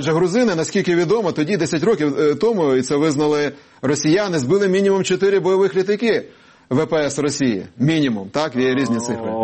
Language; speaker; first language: Ukrainian; native; Ukrainian